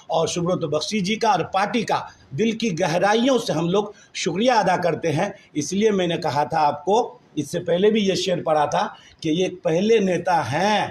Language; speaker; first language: Hindi; non-native, local second language; Bangla